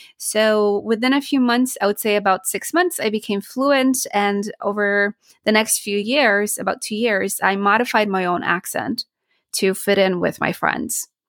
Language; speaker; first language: English; non-native, fluent; Polish